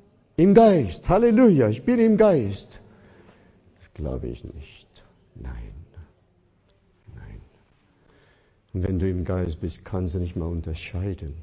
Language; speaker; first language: German; non-native, fluent; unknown